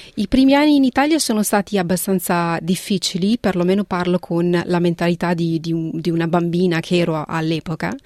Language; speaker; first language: Italian; early bilingual, other home language; Punjabi